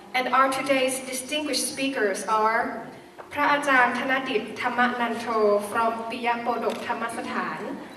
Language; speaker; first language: English; non-native, fluent; Thai